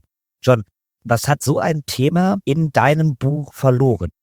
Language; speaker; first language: German; native; German